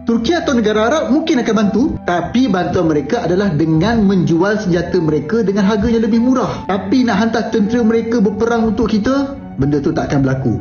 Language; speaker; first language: Malay; native; Malay